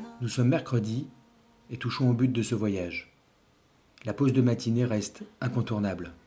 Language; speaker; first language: French; native; French